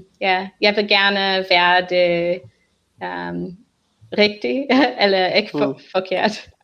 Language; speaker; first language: Danish; non-native, learner; English